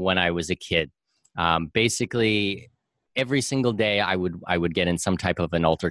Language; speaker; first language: English; native; English